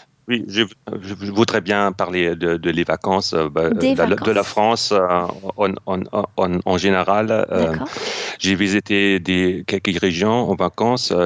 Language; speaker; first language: French; non-native, fluent; German